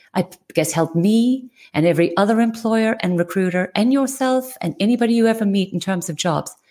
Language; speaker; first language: English; native; English